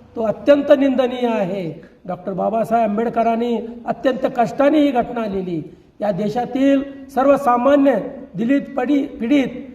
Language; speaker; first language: Marathi; native; Marathi